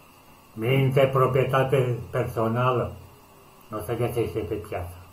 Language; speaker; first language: Romanian; native; Romanian